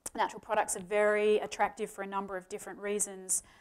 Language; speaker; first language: English; native; English